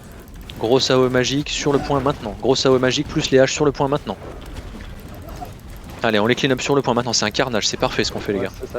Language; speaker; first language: French; native; French